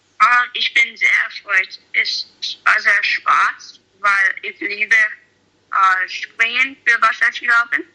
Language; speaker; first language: German; non-native, learner; English